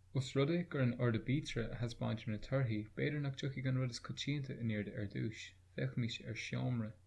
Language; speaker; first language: Irish; native; Irish